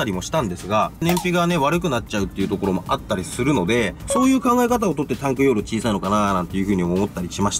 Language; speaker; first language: Japanese; native; Japanese